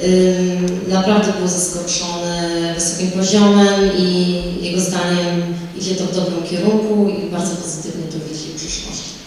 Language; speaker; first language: Polish; early bilingual, heritage; Polish